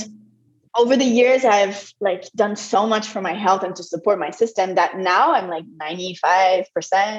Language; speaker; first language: English; non-native, fluent; French